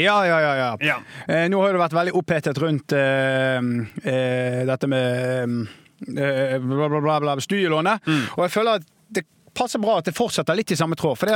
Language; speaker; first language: Norwegian; native; Norwegian